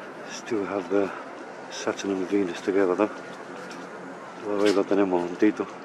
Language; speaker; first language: English; early bilingual, other home language; Spanish